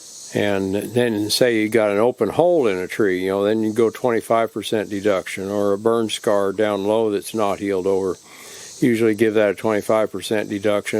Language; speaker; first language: English; native; English